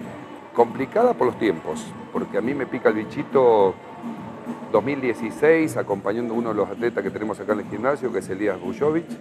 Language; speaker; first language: Spanish; native; Spanish